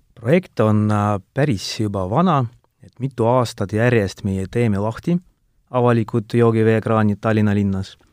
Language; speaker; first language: Estonian; non-native, local second language; Russian